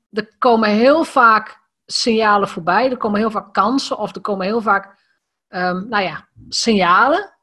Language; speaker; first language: Dutch; native; Dutch